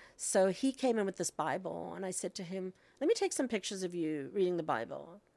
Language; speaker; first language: English; native; English